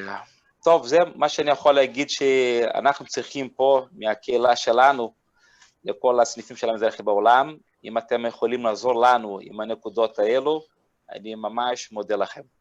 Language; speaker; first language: Hebrew; non-native, fluent; Portuguese